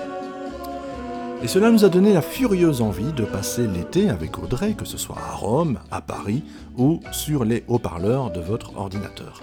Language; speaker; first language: French; native; French